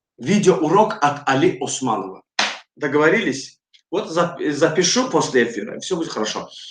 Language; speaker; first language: Russian; non-native, fluent; Azerbaijani